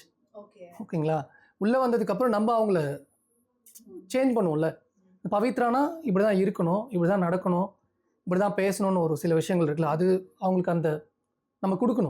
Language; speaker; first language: Tamil; native; Tamil